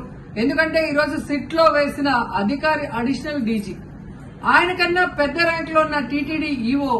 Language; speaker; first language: Telugu; native; Telugu